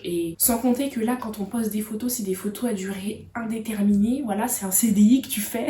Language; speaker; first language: French; native; French